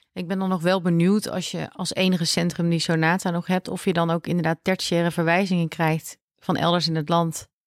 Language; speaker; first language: Dutch; native; Dutch